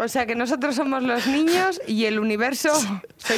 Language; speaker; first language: Spanish; native; Spanish